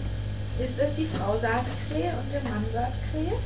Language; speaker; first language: German; native; German